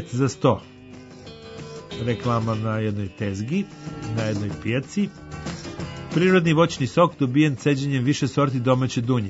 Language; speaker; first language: Croatian; native; Croatian